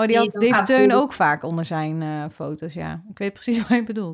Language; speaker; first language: Dutch; native; Dutch